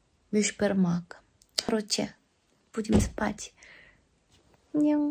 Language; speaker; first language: Russian; non-native, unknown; Korean